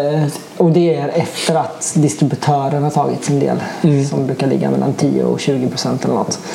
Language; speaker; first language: Swedish; native; Swedish